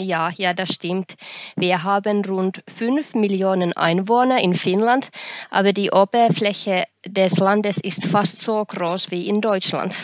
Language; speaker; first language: German; non-native, fluent; Finnish